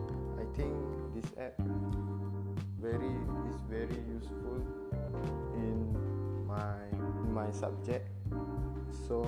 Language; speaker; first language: English; non-native, learner; Malay